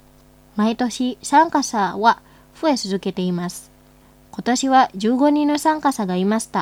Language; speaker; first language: Japanese; non-native, fluent; Indonesian